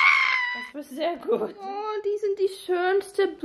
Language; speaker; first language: German; non-native, learner; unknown